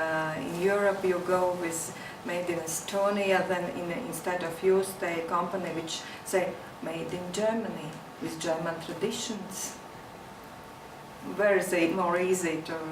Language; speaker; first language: English; non-native, learner; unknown